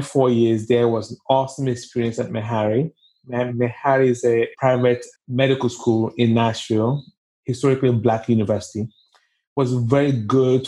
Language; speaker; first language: English; non-native, local second language; Igbo